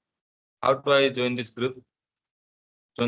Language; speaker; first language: English; non-native, learner; Odia